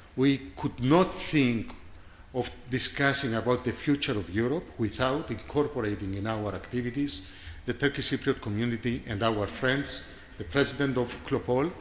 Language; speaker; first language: English; non-native, fluent; Greek